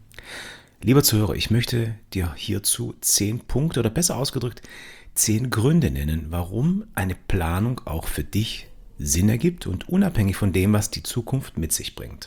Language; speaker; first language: German; native; German